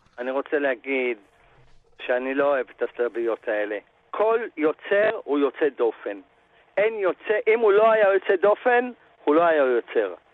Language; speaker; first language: Hebrew; native; Hebrew